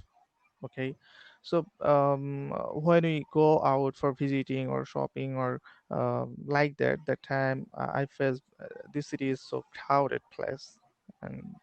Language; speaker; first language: English; non-native, learner; Bangla